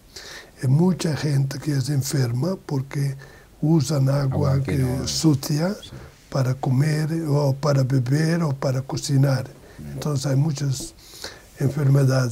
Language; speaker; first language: Spanish; non-native, learner; Portuguese